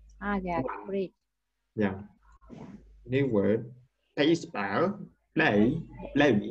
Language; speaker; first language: English; non-native, learner; Vietnamese